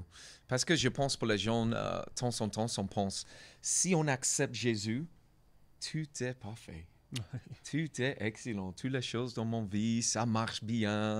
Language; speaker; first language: French; non-native, learner; English